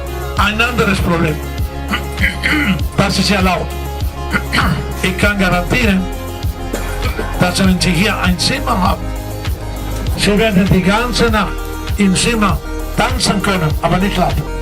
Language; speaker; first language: German; non-native, fluent; Spanish